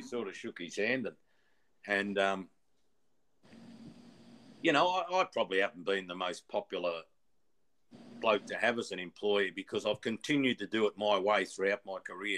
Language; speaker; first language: English; native; English